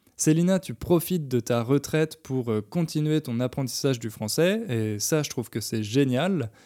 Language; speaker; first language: French; native; French